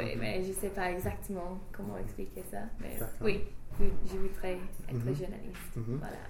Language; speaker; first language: French; non-native, fluent; English